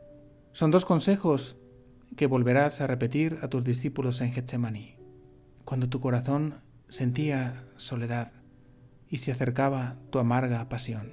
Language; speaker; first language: Spanish; native; Spanish